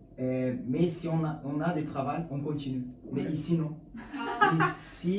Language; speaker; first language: French; non-native, learner; Portuguese